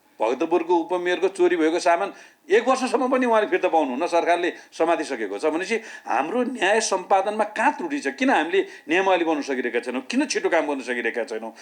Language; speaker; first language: Nepali; native; Nepali